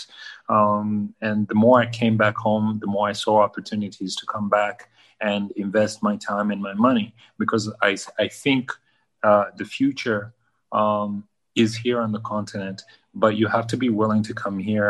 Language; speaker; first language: English; early bilingual, other home language; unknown